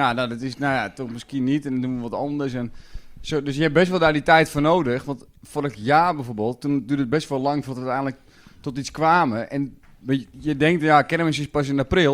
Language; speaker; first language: Dutch; native; Dutch